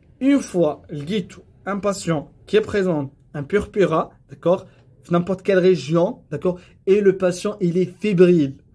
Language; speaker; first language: French; non-native, local second language; Arabic